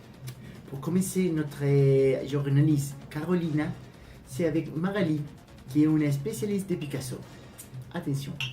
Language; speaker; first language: French; non-native, learner; Spanish